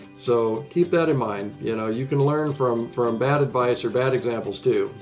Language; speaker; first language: English; native; English